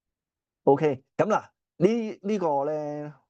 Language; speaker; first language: Cantonese; native; Cantonese